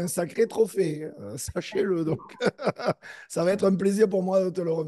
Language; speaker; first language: French; native; French